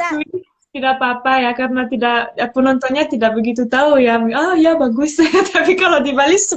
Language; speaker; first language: Indonesian; non-native, learner; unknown